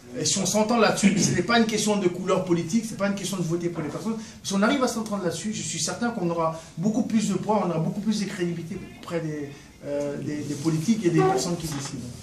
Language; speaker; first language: French; early bilingual, other home language; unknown